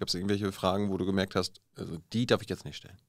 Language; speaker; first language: German; native; German